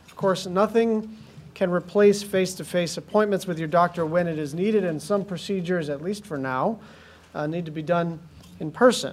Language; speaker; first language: English; native; English